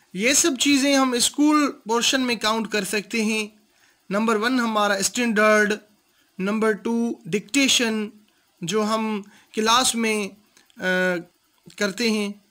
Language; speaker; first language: Urdu; non-native, local second language; Sindhi